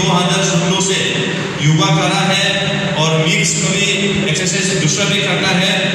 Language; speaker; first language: Hindi; non-native, local second language; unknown